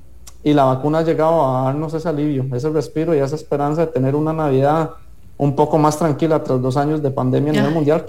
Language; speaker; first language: Spanish; native; Spanish